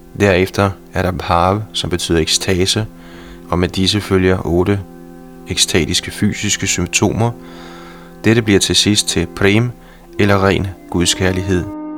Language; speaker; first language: Danish; native; Danish